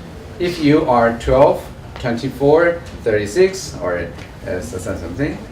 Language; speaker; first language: English; non-native, learner; Chinese